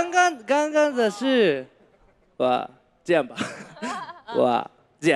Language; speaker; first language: Chinese; non-native, learner; Japanese